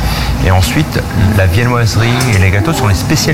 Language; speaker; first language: French; native; French